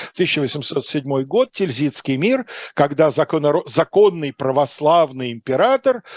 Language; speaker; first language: Russian; native; Russian